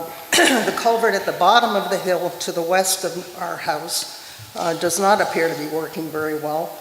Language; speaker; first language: English; native; English